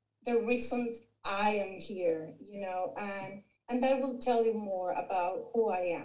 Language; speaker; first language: English; non-native, fluent; Spanish